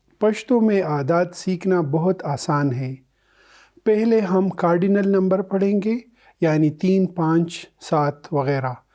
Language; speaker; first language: Urdu; non-native, local second language; Pashto